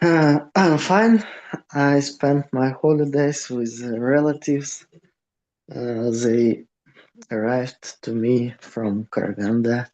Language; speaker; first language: English; non-native, learner; Russian